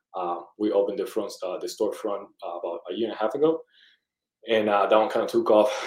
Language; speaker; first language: English; early bilingual, other home language; Spanish